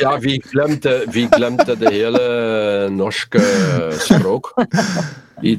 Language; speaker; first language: Norwegian; non-native, learner; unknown